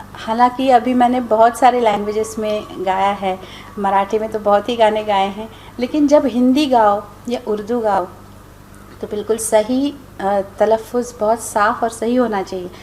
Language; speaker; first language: Hindi; non-native, local second language; Marathi